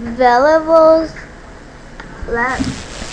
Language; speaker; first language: English; non-native, learner; Korean